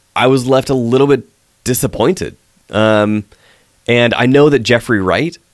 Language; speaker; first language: English; native; English